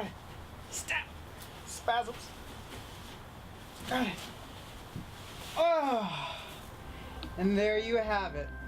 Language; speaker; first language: English; native; English